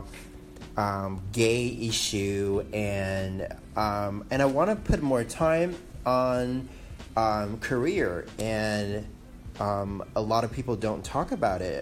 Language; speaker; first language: English; non-native, fluent; Chinese